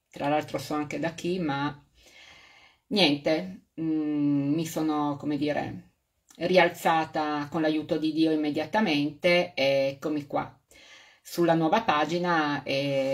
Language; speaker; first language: Italian; native; Italian